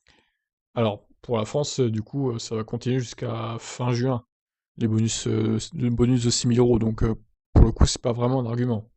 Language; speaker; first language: French; native; French